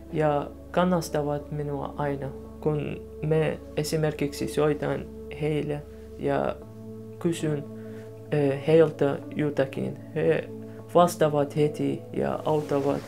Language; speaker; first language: Finnish; non-native, fluent; Arabic